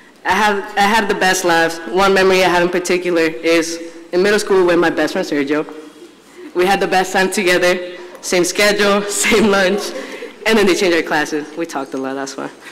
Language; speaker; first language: English; early bilingual, other home language; Spanish